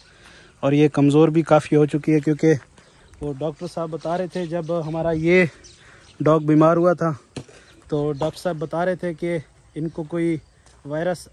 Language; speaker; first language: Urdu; non-native, local second language; Saraiki